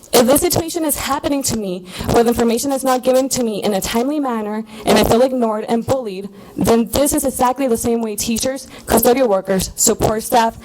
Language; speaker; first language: English; early bilingual, other home language; Spanish